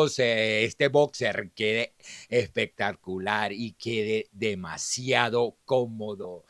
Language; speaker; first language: Spanish; native; Spanish